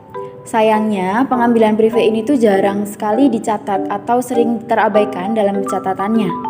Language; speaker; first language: Indonesian; native; Indonesian